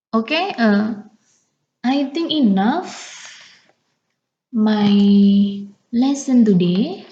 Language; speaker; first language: English; non-native, learner; Indonesian